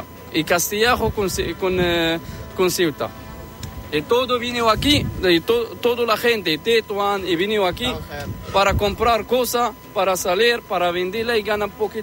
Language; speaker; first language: Spanish; non-native, learner; Arabic